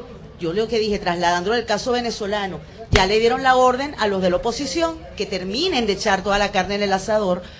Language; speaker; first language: Spanish; native; Spanish